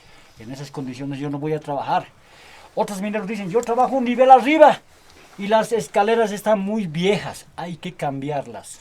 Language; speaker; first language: Spanish; native; Spanish